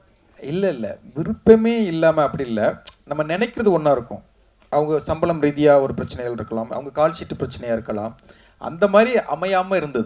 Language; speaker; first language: Tamil; native; Tamil